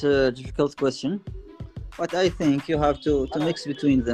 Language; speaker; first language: English; non-native, fluent; Arabic